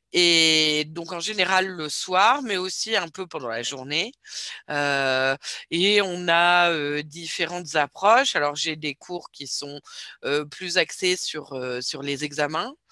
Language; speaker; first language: French; native; French